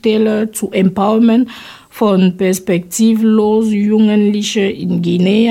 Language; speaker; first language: German; non-native, fluent; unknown